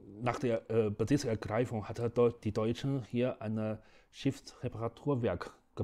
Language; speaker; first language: German; non-native, fluent; Chinese